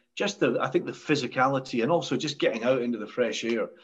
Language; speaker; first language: English; native; English